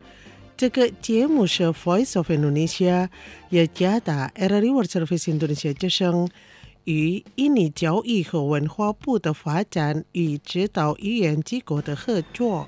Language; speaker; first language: Chinese; non-native, fluent; Indonesian